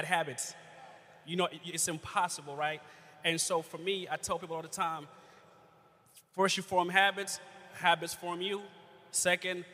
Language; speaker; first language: English; non-native, local second language; Ganda